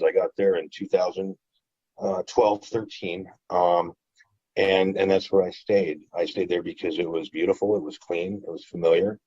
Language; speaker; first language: English; native; English